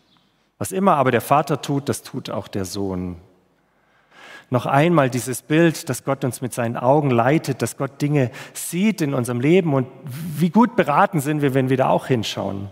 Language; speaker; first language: German; native; German